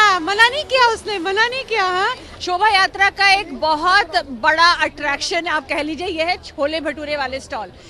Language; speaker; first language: Hindi; native; Hindi